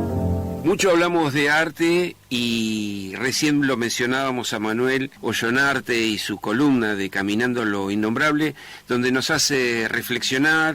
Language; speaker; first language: Spanish; native; Spanish